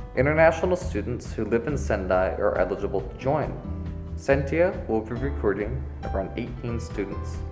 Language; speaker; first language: English; native; English